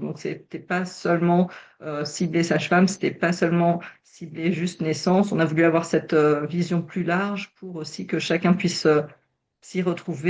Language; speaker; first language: French; native; French